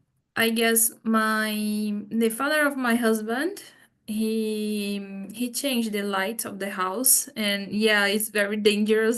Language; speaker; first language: English; non-native, fluent; Portuguese